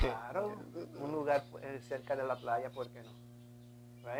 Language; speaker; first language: Spanish; early bilingual, heritage; Spanish